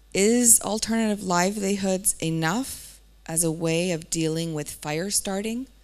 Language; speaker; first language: English; native; English